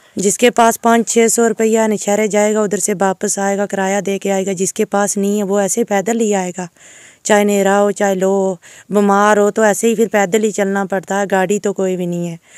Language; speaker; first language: Hindi; non-native, local second language; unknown